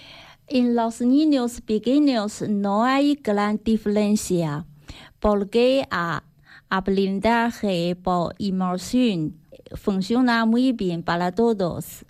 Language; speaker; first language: Spanish; non-native, learner; Chinese